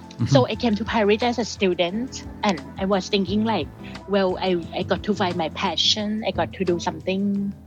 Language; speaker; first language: English; non-native, fluent; Thai